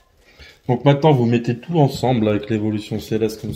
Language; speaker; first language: French; native; French